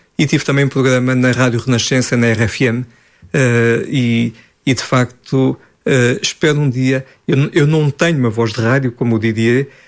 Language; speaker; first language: Portuguese; native; Portuguese